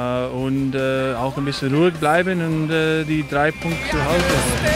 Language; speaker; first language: German; non-native, learner; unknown